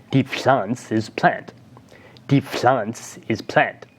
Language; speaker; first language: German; non-native, fluent; English